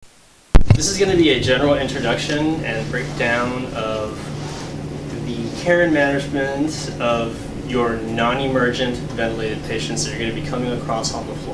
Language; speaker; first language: English; native; English